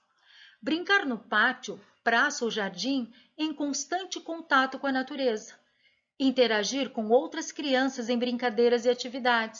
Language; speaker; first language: Portuguese; native; Portuguese